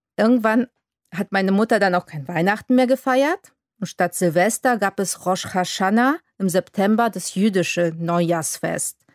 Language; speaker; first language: German; early bilingual, other home language; Polish